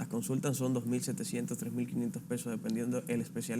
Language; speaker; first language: Spanish; native; Spanish